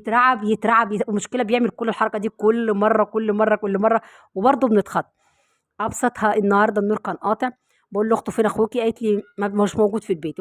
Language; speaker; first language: Arabic; native; Arabic